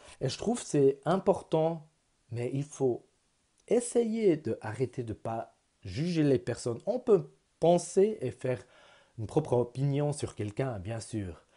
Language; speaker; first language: French; non-native, local second language; German